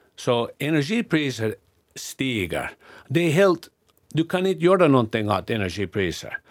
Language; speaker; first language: Swedish; non-native, fluent; English